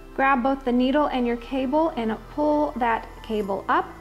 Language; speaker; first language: English; native; English